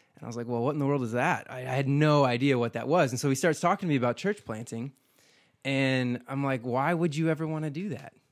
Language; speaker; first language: English; native; English